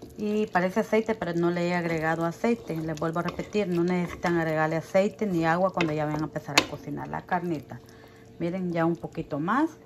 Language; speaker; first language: Spanish; native; Spanish